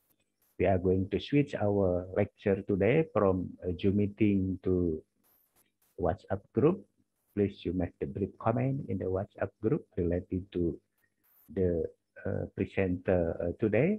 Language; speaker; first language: English; non-native, learner; Indonesian